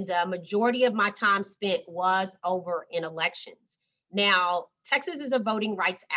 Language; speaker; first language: English; native; English